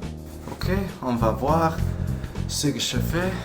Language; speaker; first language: French; non-native, learner; English